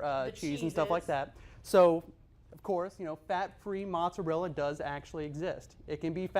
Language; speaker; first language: English; native; English